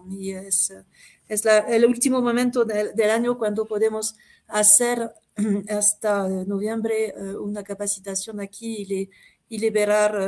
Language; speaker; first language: Spanish; non-native, fluent; French